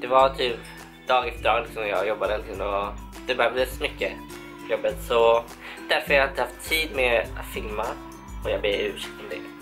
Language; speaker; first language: Swedish; non-native, fluent; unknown